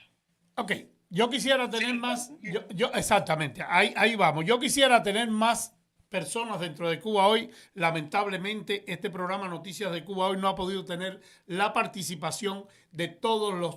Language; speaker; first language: Spanish; native; Spanish